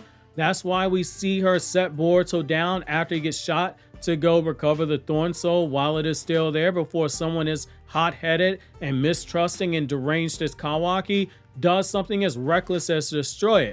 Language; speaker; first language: English; native; English